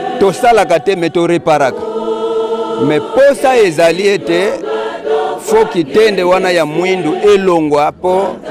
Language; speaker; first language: Lingala; non-native, local second language; Kongo